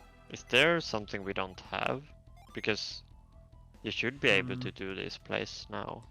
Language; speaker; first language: English; non-native, fluent; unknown